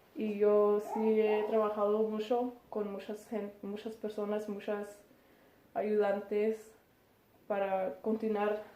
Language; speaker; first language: Spanish; early bilingual, heritage; Spanish